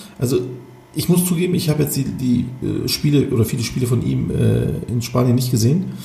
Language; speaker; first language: German; early bilingual, other home language; Turkish